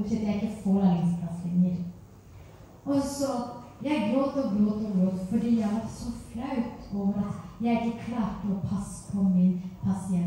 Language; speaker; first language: Norwegian; non-native, fluent; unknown